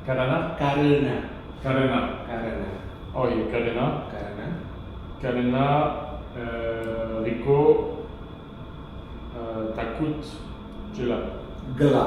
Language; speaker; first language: Indonesian; non-native, learner; English